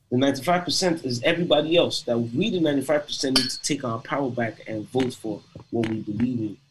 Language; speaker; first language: English; non-native, local second language; Igbo